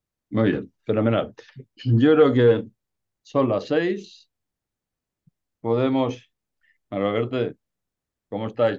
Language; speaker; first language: Spanish; native; Spanish